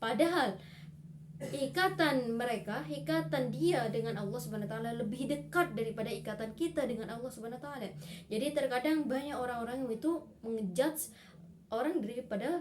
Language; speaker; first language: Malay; non-native, local second language; Madurese